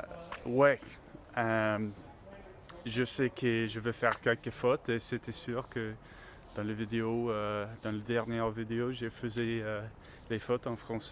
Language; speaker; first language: French; non-native, learner; English